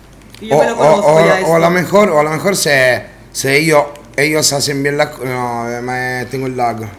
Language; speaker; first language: Spanish; non-native, fluent; Italian